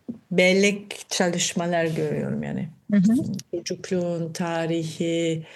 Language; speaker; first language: Turkish; non-native, fluent; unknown